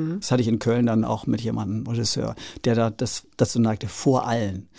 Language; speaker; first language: German; native; German